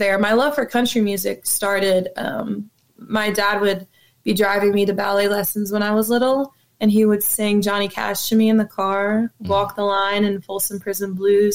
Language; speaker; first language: English; native; English